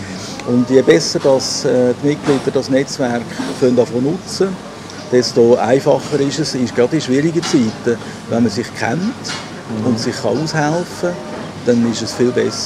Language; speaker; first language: German; native; German